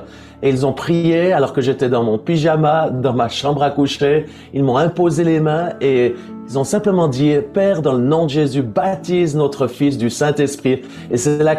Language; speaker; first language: French; native; French